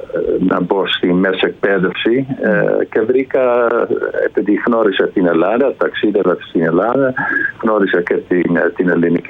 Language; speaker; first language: Greek; non-native, fluent; Dutch